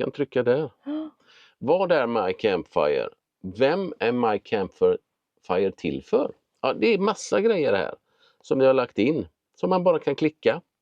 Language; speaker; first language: Swedish; native; Swedish